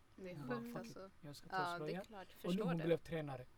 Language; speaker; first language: Swedish; early bilingual, other home language; Somali